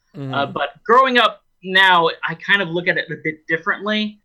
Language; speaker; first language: English; native; English